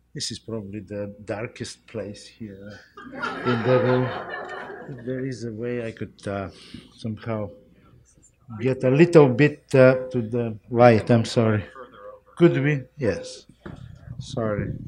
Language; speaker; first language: English; non-native, fluent; Bulgarian